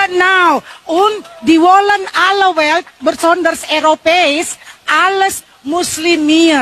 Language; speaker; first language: German; non-native, learner; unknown